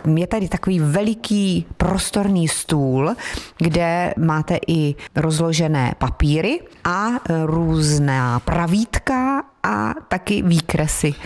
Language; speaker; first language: Czech; native; Czech